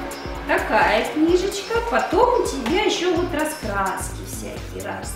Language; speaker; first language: Russian; native; Russian